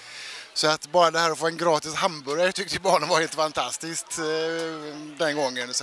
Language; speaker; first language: Swedish; native; Swedish